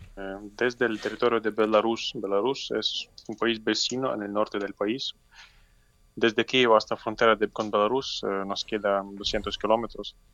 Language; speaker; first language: Spanish; non-native, fluent; Ukrainian